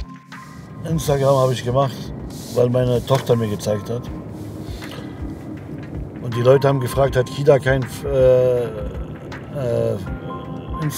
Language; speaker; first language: German; early bilingual, other home language; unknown